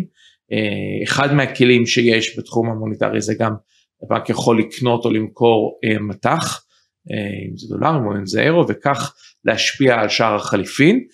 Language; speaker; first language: Hebrew; early bilingual, heritage; Hebrew